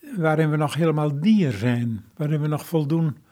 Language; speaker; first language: Dutch; native; Dutch